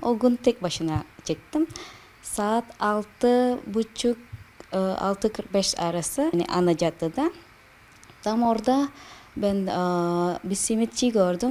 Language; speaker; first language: Turkish; non-native, fluent; Indonesian